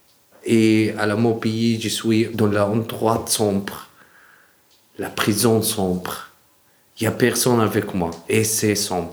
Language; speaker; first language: French; non-native, learner; Arabic